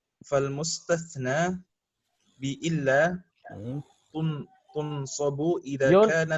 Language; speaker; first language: Arabic; non-native, learner; Indonesian